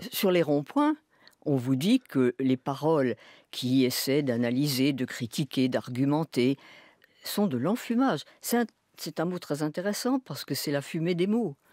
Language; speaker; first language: French; native; French